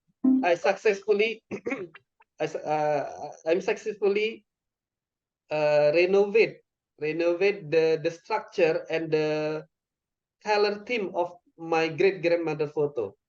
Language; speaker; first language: English; non-native, local second language; Indonesian